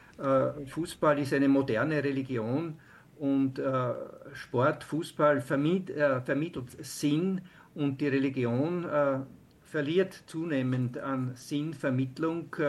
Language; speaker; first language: German; native; German